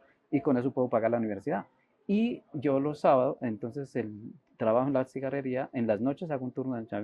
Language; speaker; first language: Spanish; native; Spanish